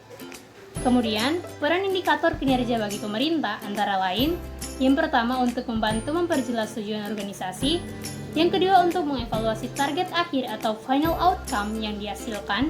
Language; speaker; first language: Indonesian; native; Indonesian